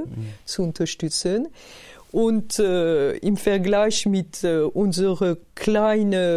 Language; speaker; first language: German; non-native, fluent; French